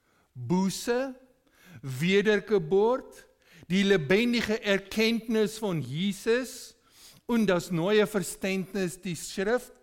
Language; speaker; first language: German; non-native, fluent; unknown